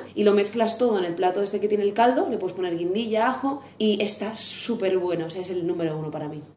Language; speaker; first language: Spanish; native; Spanish